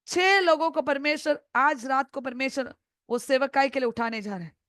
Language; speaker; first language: Hindi; non-native, local second language; Malayalam